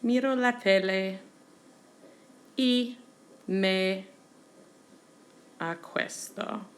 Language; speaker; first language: Spanish; non-native, fluent; English